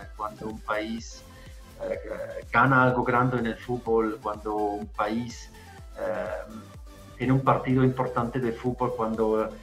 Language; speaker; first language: Spanish; non-native, fluent; German